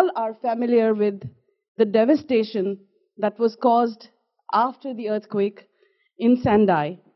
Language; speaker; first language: English; non-native, local second language; Kashmiri